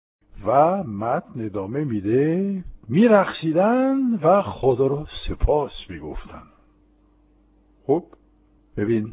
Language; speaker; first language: Persian; non-native, fluent; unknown